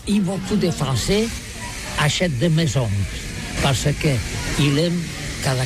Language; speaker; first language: French; non-native, learner; Catalan